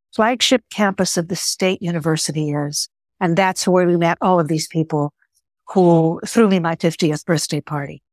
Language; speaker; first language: English; early bilingual, other home language; Greek